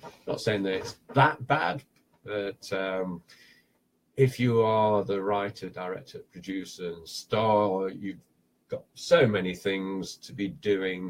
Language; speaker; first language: English; native; English